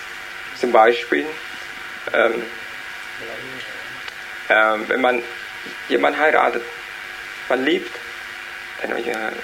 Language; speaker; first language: German; non-native, learner; Vietnamese